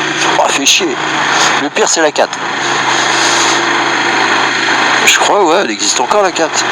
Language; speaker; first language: French; native; French